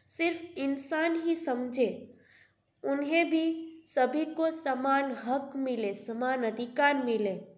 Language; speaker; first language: Hindi; non-native, local second language; Gujarati